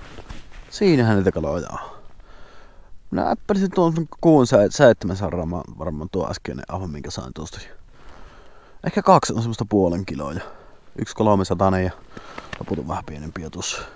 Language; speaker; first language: Finnish; native; Finnish